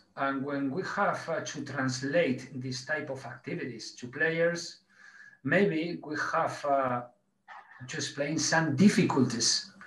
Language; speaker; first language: English; non-native, learner; Spanish